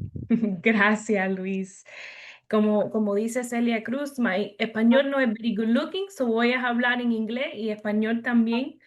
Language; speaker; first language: Spanish; early bilingual, heritage; English